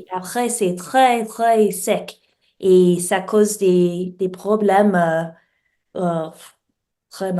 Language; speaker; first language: French; non-native, learner; English